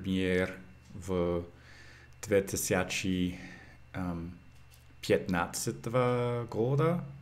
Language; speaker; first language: Russian; non-native, learner; English